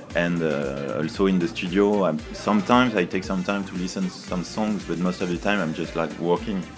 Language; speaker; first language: English; non-native, fluent; French